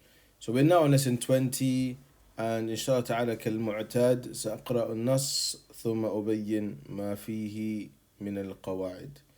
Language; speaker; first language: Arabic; non-native, fluent; English